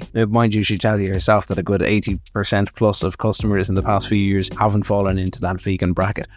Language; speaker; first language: English; native; English